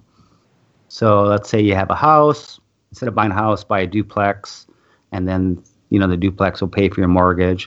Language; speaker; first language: English; native; English